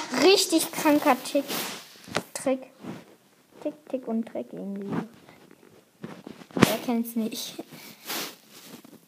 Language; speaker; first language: German; native; German